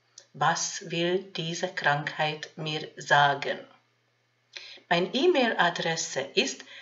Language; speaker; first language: German; non-native, fluent; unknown